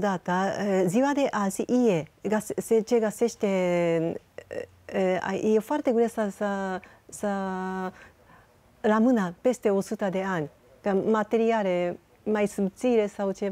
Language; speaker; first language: Romanian; non-native, fluent; Japanese